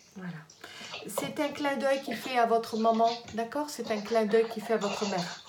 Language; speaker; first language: French; native; French